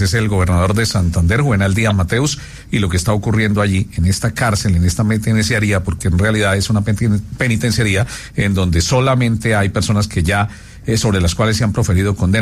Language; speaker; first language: Spanish; native; Spanish